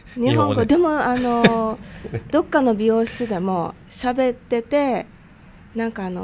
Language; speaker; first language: Japanese; early bilingual, other home language; Portuguese